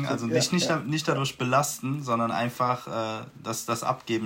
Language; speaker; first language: German; native; German